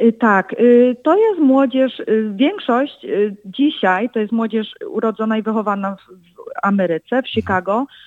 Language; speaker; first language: Polish; early bilingual, heritage; Polish